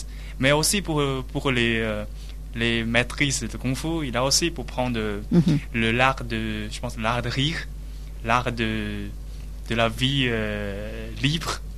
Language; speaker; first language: French; non-native, learner; Chinese